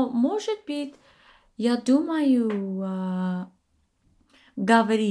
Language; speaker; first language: Russian; non-native, learner; English